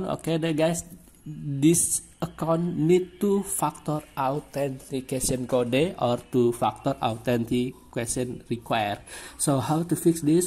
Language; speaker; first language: English; non-native, learner; Indonesian